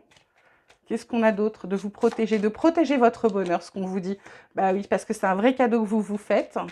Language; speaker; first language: French; native; French